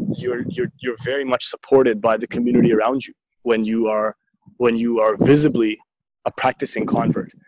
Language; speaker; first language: English; native; English